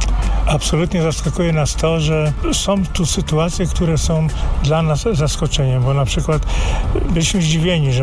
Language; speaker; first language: Polish; native; Polish